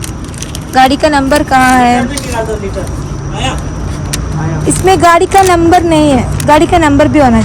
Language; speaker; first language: Hindi; non-native, local second language; Malayalam